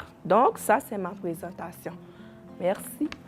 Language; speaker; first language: French; non-native, local second language; Haitian Creole